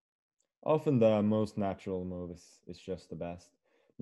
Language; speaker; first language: English; non-native, fluent; Norwegian